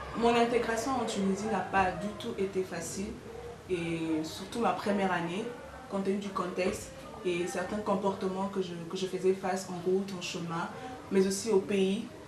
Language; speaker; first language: French; non-native, local second language; Lingala